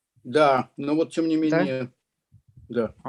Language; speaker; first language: Russian; native; Russian